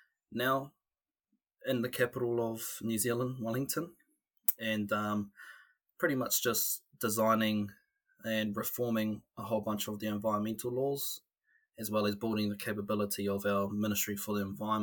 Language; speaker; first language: English; native; English